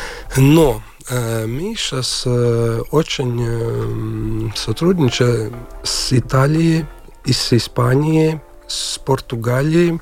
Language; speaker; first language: Russian; non-native, local second language; Latvian